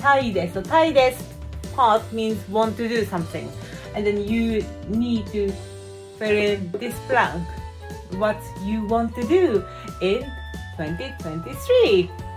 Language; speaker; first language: English; non-native, fluent; Japanese